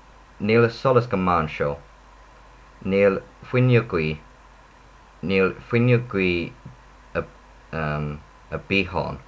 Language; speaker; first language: Irish; non-native, learner; English